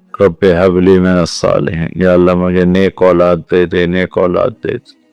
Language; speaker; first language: Urdu; non-native, local second language; Punjabi